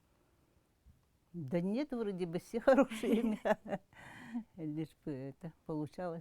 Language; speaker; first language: Russian; non-native, local second language; Yakut